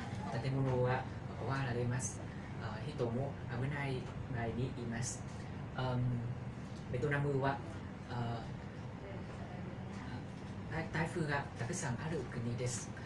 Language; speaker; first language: Japanese; non-native, learner; Vietnamese